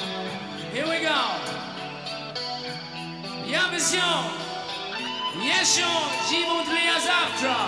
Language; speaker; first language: Russian; non-native, learner; German